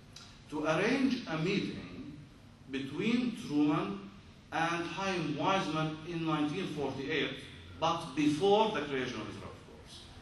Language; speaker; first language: English; non-native, fluent; Arabic